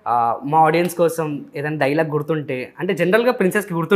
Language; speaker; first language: Telugu; native; Telugu